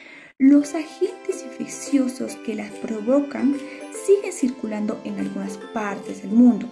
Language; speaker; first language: Spanish; native; Spanish